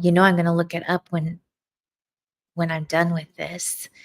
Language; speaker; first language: English; native; English